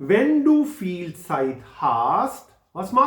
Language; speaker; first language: German; non-native, fluent; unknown